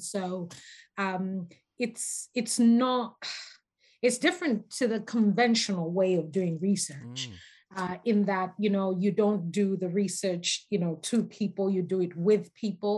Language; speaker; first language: English; non-native, local second language; Nyanja